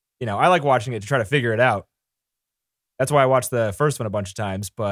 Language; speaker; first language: English; native; English